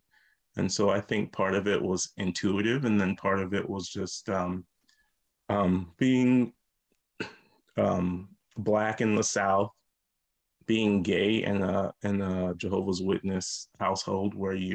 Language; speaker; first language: English; native; English